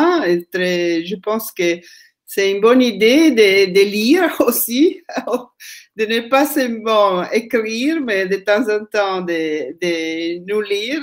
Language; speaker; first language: French; non-native, fluent; Italian